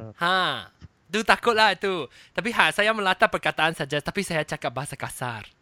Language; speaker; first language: Malay; non-native, local second language; Chinese